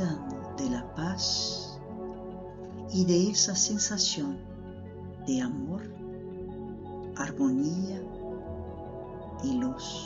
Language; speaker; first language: Spanish; non-native, fluent; Portuguese